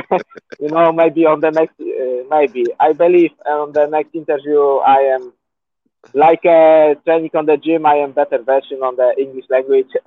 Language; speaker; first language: English; non-native, learner; Polish